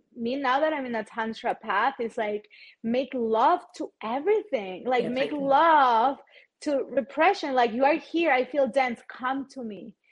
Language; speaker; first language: English; non-native, fluent; Spanish